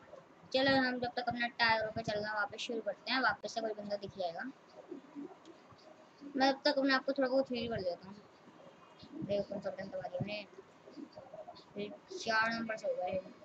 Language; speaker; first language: Hindi; native; Hindi